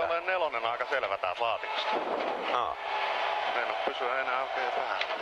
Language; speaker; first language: Finnish; native; Finnish